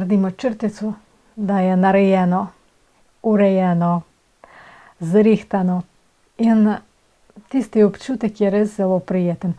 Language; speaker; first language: Slovenian; non-native, fluent; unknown